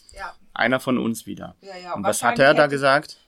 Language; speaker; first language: German; non-native, fluent; Hebrew